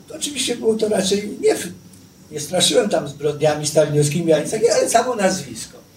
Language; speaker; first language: Polish; native; Polish